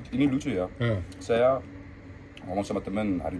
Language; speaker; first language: Indonesian; early bilingual, heritage; Dutch